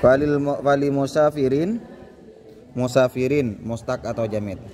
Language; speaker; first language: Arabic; non-native, fluent; Indonesian